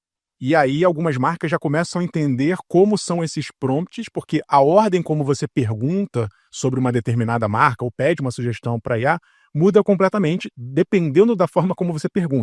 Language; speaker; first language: Portuguese; native; Portuguese